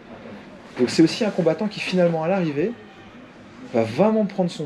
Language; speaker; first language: French; native; French